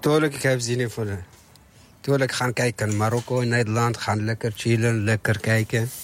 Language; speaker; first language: Dutch; non-native, learner; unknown